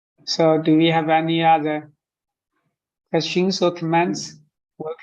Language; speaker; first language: English; non-native, fluent; Chinese